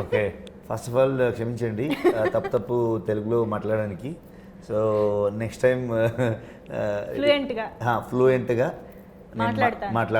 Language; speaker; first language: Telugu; non-native, learner; Kannada